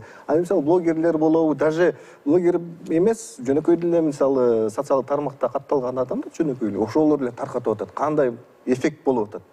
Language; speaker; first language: Kyrgyz; native; Kyrgyz